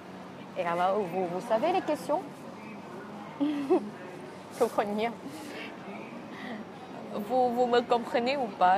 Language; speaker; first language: French; non-native, fluent; Thai